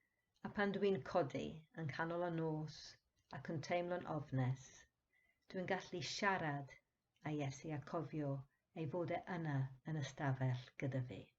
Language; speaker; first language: Welsh; non-native, fluent; English